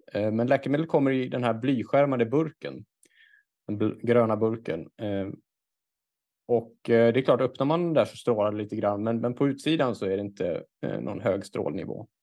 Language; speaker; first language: Swedish; native; Swedish